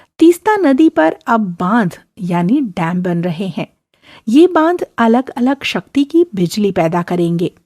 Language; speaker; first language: Hindi; native; Hindi